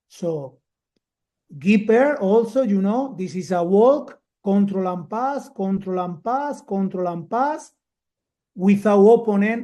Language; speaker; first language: English; non-native, learner; Spanish